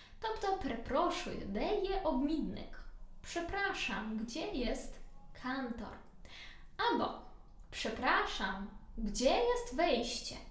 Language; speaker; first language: Polish; non-native, learner; Ukrainian